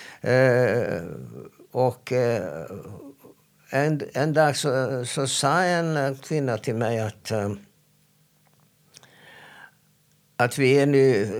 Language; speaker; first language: Swedish; non-native, fluent; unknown